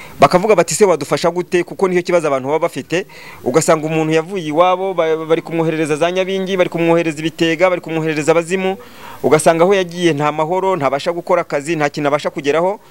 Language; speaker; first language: Kinyarwanda; native; Kinyarwanda